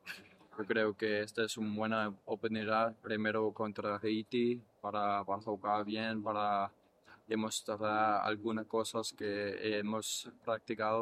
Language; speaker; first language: Spanish; non-native, fluent; English